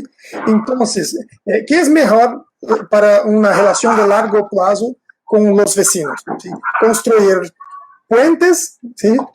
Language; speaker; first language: Spanish; non-native, fluent; Portuguese